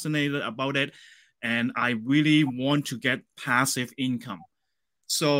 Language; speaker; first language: English; non-native, local second language; Cantonese